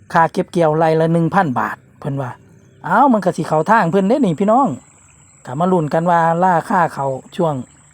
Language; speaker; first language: Thai; native; Thai